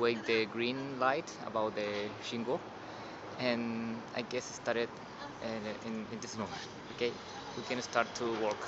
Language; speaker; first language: English; non-native, learner; Spanish